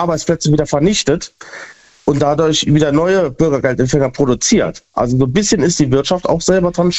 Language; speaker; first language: German; native; German